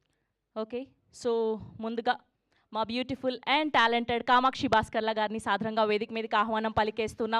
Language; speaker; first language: Telugu; native; Telugu